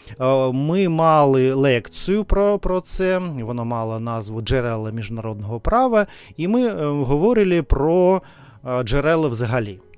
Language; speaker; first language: Ukrainian; non-native, learner; Russian